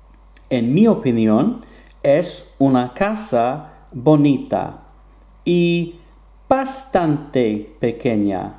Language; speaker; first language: Spanish; non-native, fluent; English